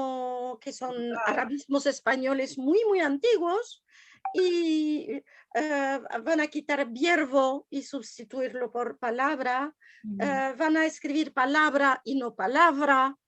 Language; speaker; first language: Spanish; non-native, fluent; French